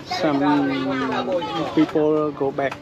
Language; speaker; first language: English; non-native, learner; Vietnamese